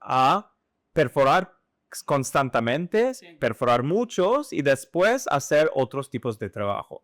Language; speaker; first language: Spanish; non-native, fluent; English